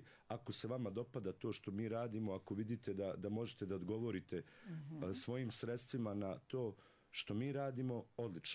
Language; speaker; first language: Serbian; native; Serbian